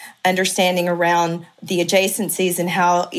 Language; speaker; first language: English; native; English